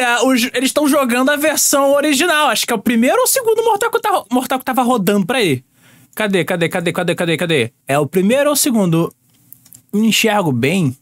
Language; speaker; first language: Portuguese; native; Portuguese